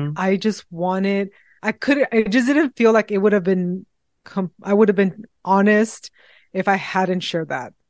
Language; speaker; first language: English; native; English